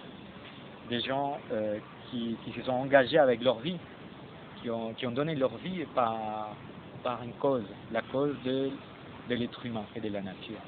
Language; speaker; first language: French; non-native, fluent; Spanish